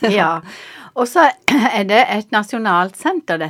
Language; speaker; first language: Norwegian; native; Norwegian